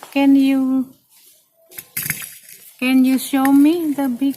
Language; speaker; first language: English; non-native, learner; Indonesian